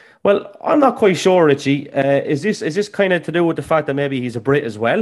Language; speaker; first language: English; native; English